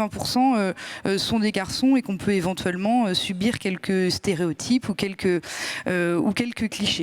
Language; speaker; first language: French; native; French